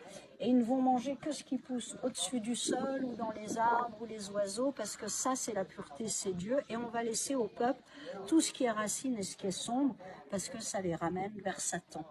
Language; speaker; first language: French; native; French